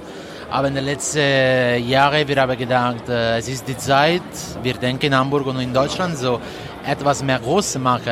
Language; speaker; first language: German; non-native, learner; Italian